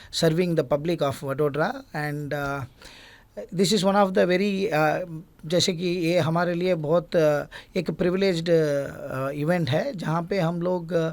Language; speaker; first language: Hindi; non-native, local second language; Gujarati